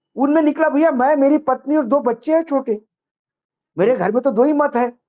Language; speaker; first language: Hindi; non-native, local second language; Marathi